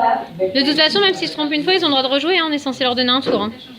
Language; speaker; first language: French; native; French